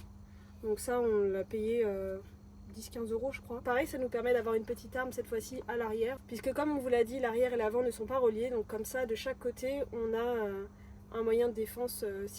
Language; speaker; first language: French; native; French